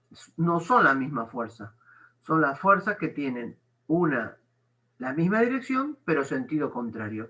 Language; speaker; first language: Spanish; native; Spanish